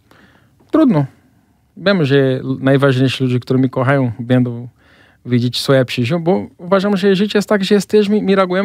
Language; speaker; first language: Polish; non-native, fluent; Portuguese